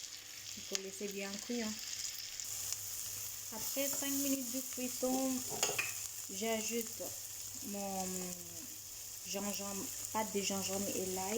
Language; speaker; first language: French; non-native, fluent; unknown